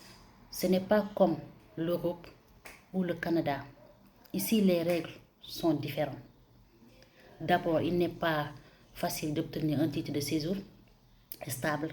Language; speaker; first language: French; non-native, local second language; Wolof